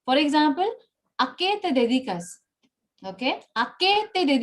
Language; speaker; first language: Spanish; non-native, fluent; Bangla